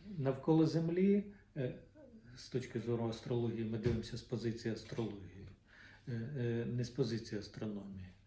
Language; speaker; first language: Ukrainian; non-native, local second language; Russian